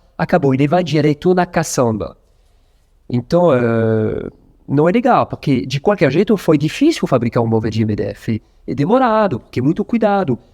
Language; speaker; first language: Portuguese; non-native, fluent; French